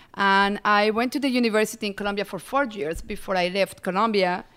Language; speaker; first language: English; non-native, fluent; Spanish